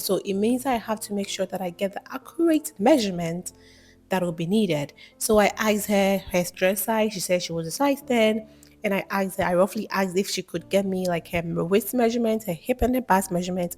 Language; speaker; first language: English; non-native, local second language; Akan